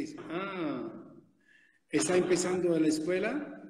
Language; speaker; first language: Spanish; non-native, fluent; Italian